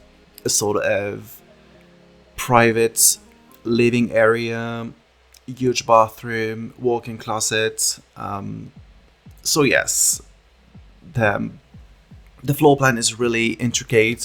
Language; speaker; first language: English; non-native, fluent; French